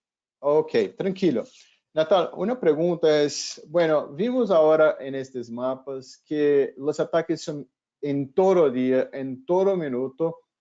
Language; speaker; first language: Spanish; non-native, fluent; Portuguese